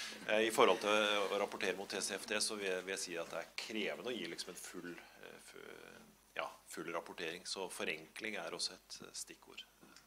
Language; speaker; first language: Norwegian; native; Norwegian